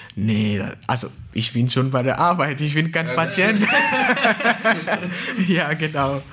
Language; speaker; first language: German; non-native, fluent; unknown